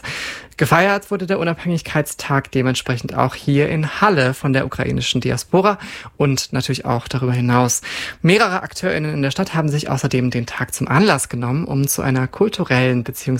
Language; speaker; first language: German; native; German